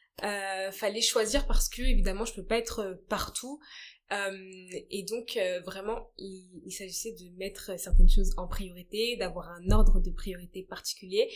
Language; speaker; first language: French; early bilingual, other home language; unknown